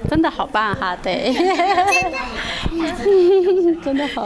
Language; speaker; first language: Chinese; native; Chinese